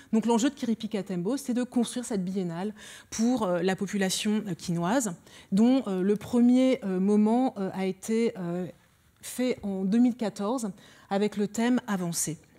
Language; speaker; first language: French; early bilingual, other home language; Lingala